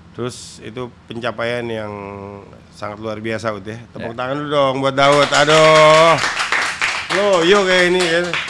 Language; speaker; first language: Indonesian; native; Indonesian